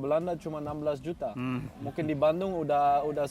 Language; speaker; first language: Indonesian; non-native, fluent; Dutch